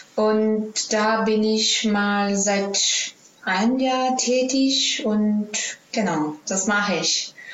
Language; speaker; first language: German; non-native, fluent; Greek